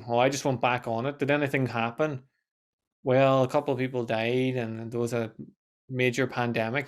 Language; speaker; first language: English; native; English